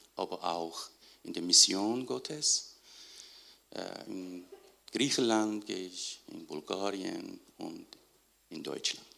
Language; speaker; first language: German; non-native, fluent; Persian